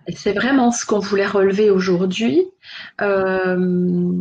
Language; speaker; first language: French; native; French